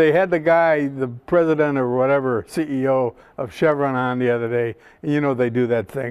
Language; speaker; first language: English; native; English